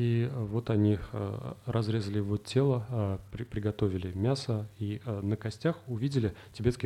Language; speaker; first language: Russian; native; Russian